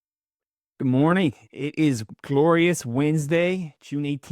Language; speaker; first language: English; native; English